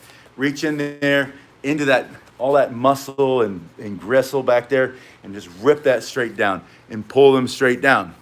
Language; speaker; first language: English; native; English